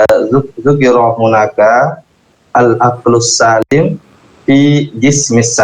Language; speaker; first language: Arabic; non-native, learner; Indonesian